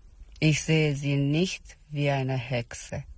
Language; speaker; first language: German; non-native, learner; Romanian